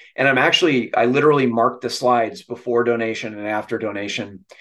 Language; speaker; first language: English; native; English